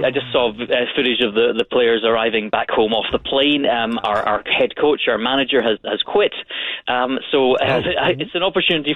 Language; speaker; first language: English; native; English